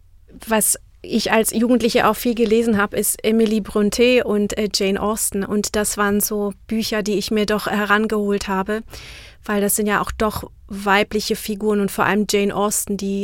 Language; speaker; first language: German; non-native, fluent; Czech